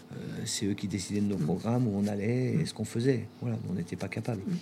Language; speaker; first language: French; native; French